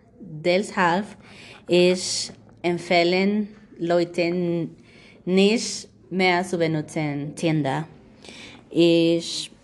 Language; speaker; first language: German; non-native, learner; Spanish